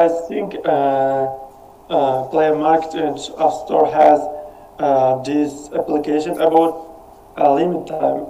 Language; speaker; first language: English; non-native, learner; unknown